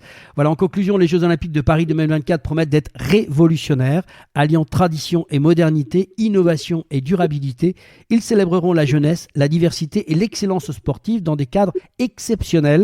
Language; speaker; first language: French; native; French